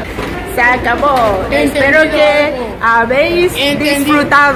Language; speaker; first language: Spanish; non-native, fluent; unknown